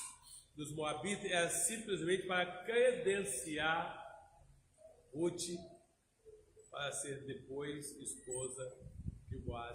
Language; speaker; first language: Portuguese; native; Portuguese